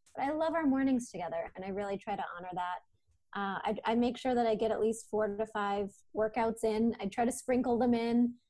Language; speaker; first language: English; native; English